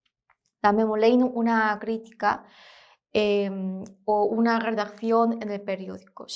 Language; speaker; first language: Spanish; non-native, fluent; Korean